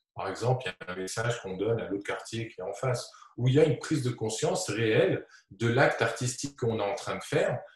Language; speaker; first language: French; native; French